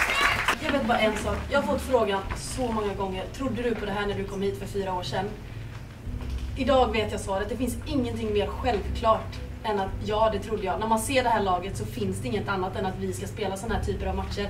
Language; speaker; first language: Swedish; native; Swedish